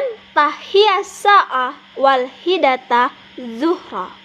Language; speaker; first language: Arabic; non-native, learner; Indonesian